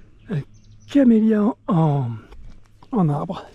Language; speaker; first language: French; native; French